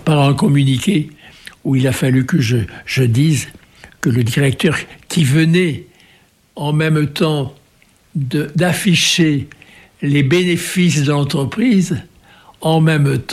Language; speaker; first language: French; native; French